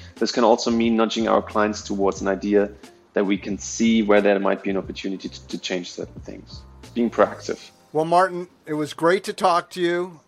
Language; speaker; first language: English; non-native, fluent; German